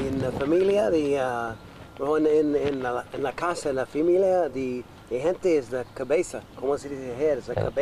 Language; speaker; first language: Spanish; non-native, learner; English